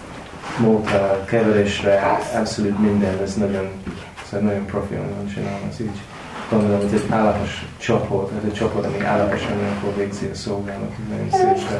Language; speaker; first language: Hungarian; non-native, learner; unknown